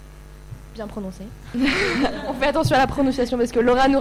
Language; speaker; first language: French; native; French